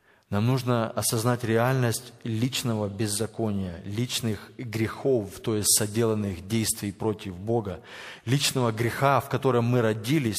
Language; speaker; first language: Russian; native; Russian